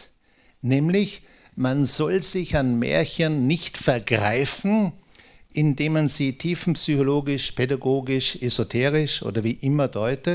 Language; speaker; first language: German; native; German